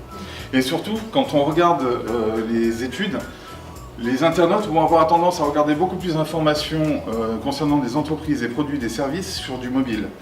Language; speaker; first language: French; native; French